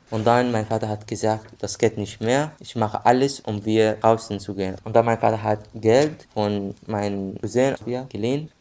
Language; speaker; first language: German; non-native, learner; Arabic